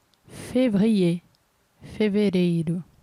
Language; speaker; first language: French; non-native, fluent; Portuguese